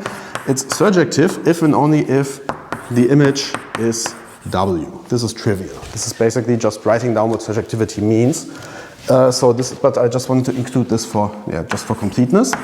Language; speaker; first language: English; non-native, fluent; German